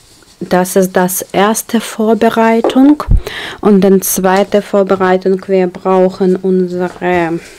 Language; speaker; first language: German; non-native, learner; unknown